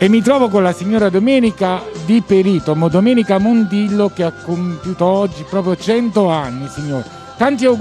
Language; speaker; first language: Italian; native; Italian